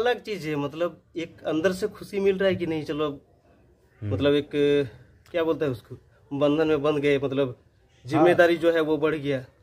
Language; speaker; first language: Hindi; non-native, local second language; Bangla